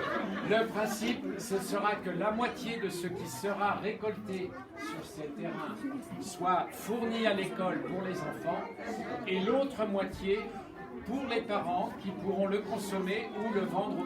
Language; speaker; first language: French; native; French